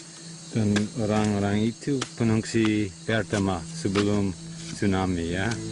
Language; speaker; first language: Indonesian; non-native, learner; English